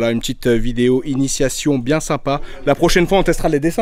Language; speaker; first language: French; native; French